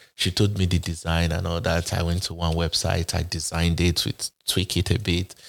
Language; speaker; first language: English; non-native, local second language; Bini